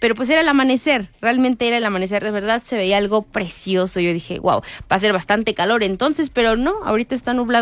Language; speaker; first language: Spanish; native; Spanish